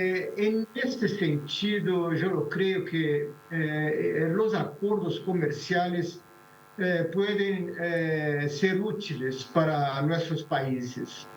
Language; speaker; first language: Spanish; non-native, fluent; Portuguese